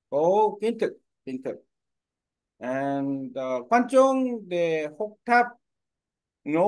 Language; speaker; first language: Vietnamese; non-native, learner; Korean